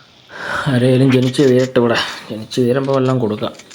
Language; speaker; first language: Malayalam; native; Malayalam